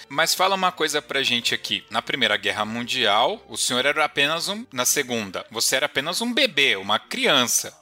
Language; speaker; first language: Portuguese; native; Portuguese